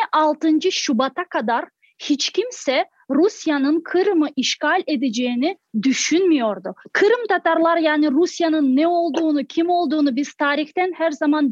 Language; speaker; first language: Turkish; non-native, fluent; Crimean Tatar